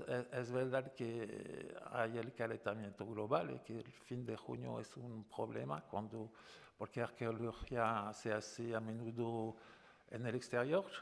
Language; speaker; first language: Spanish; non-native, fluent; French